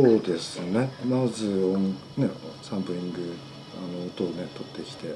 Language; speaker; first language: Japanese; native; Japanese